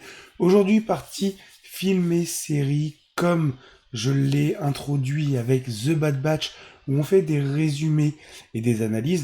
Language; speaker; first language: French; native; French